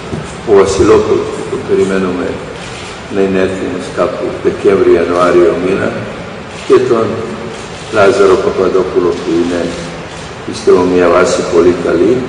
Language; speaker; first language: Greek; non-native, fluent; Serbian